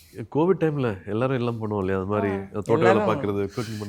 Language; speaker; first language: Tamil; native; Tamil